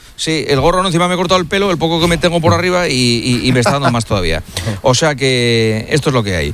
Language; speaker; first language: Spanish; native; Spanish